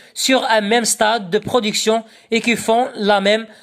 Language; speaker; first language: French; non-native, local second language; Arabic